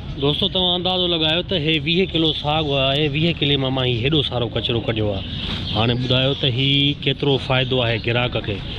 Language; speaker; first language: Sindhi; native; Sindhi